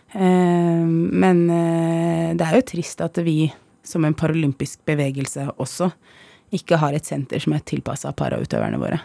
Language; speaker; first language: Norwegian; early bilingual, other home language; Arabic